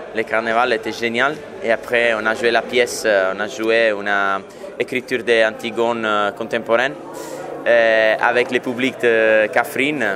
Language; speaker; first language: French; non-native, fluent; Italian